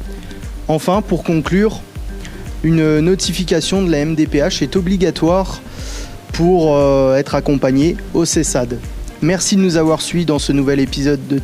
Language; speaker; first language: French; native; French